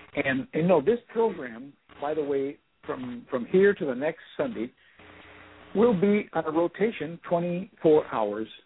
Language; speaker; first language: English; early bilingual, other home language; Spanish